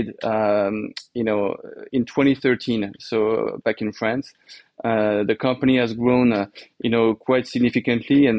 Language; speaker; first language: English; non-native, fluent; French